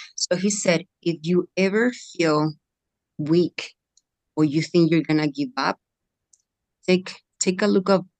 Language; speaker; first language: English; non-native, fluent; Spanish